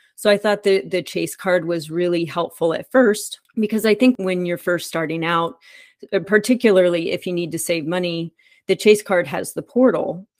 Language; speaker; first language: English; native; English